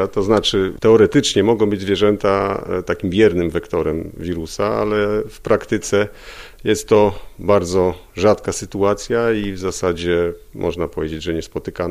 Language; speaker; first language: Polish; native; Polish